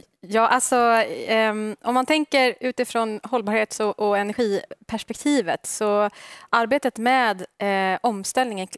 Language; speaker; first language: Swedish; native; Swedish